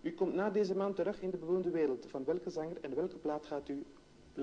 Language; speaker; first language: Dutch; native; Dutch